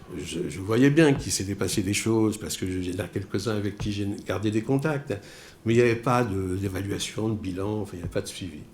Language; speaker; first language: French; native; French